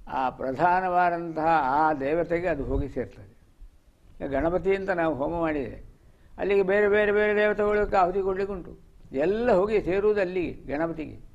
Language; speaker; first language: Kannada; native; Kannada